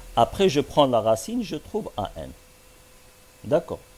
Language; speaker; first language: French; non-native, local second language; Arabic